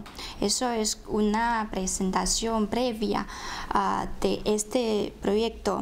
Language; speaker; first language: Spanish; non-native, fluent; Chinese